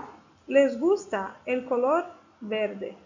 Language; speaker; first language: Spanish; non-native, fluent; Portuguese